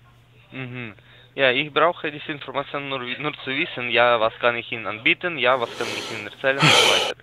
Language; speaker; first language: German; non-native, learner; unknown